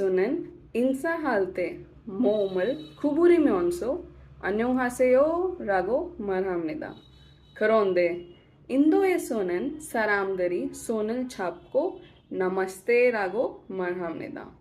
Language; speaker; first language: Korean; non-native, learner; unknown